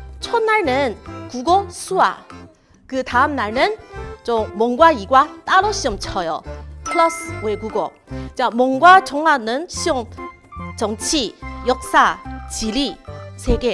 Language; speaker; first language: Korean; non-native, learner; Chinese